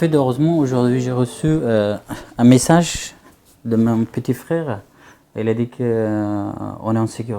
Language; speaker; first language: French; non-native, fluent; Persian